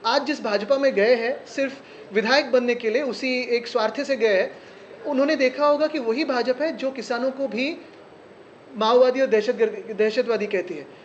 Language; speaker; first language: Hindi; non-native, local second language; Marathi